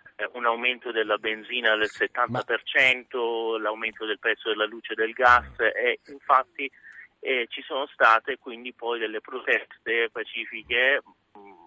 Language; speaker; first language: Italian; non-native, fluent; Persian